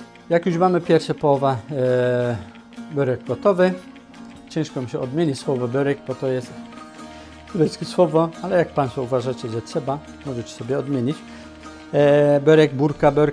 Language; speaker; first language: Polish; non-native, fluent; Turkish